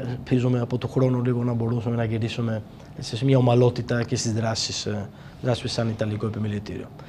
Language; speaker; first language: Greek; non-native, fluent; Italian